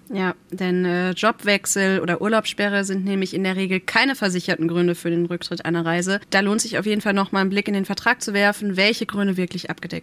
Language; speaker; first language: German; native; German